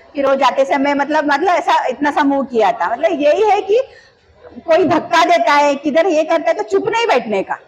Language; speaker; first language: Hindi; non-native, local second language; Marathi